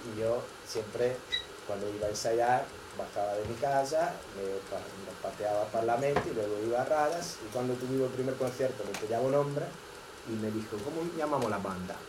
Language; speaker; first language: Spanish; non-native, fluent; Italian